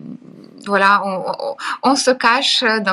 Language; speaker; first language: French; non-native, fluent; Ukrainian